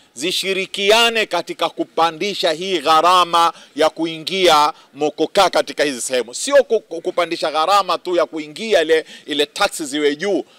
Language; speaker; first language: Swahili; native; Swahili